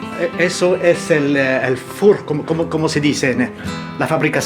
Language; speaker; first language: Spanish; non-native, learner; French